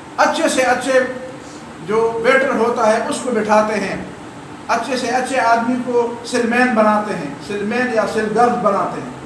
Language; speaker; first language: Urdu; non-native, local second language; Pashto